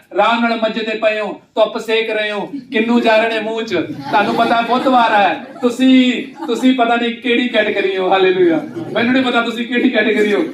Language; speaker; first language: Hindi; non-native, local second language; Punjabi